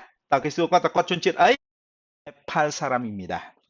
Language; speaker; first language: Korean; non-native, fluent; Khmer